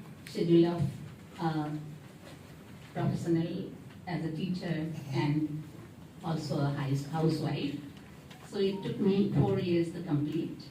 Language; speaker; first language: English; non-native, local second language; Assamese